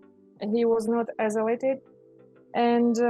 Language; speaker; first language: English; non-native, learner; Russian